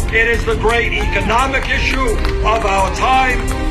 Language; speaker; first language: English; native; English